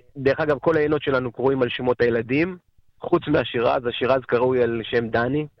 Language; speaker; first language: Hebrew; native; Hebrew